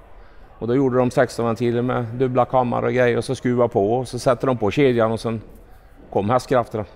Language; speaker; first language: Swedish; native; Swedish